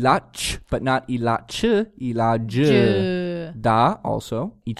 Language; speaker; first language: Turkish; non-native, fluent; English